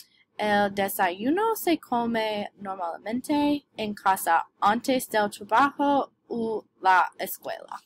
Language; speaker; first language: Spanish; non-native, learner; English